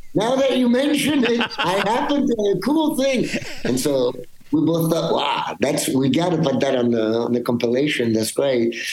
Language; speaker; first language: English; early bilingual, other home language; French